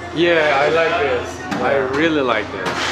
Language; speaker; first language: English; non-native, learner; Turkish